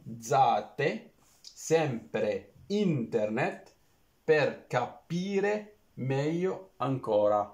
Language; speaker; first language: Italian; non-native, learner; Arabic